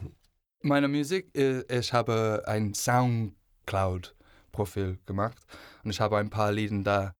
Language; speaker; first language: German; non-native, learner; English